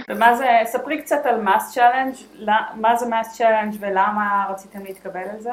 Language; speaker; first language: Hebrew; native; Hebrew